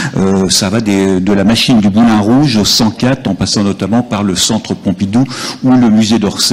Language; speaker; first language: French; native; French